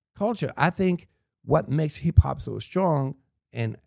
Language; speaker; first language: English; non-native, fluent; French